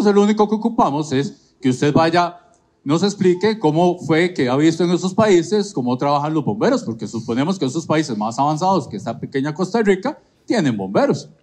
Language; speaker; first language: Spanish; native; Spanish